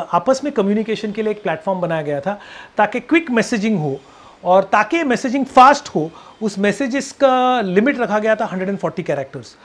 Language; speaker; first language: Hindi; non-native, local second language; Marathi